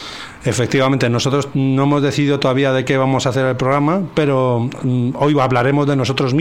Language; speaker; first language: Spanish; native; Spanish